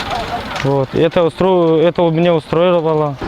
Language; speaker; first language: Russian; non-native, learner; Tajik